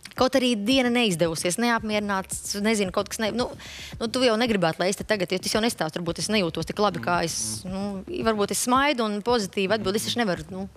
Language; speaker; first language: Latvian; native; Latvian